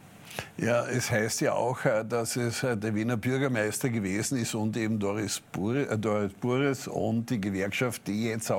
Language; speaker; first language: German; native; German